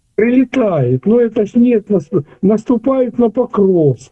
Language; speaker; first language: Russian; native; Russian